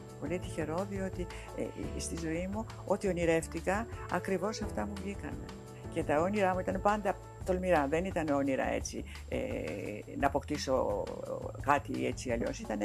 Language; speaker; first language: Greek; native; Greek